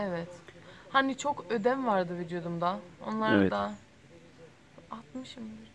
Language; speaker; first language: Turkish; early bilingual, heritage; Turkish